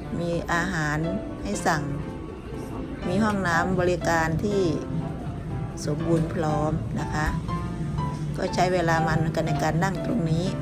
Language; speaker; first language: Thai; native; Thai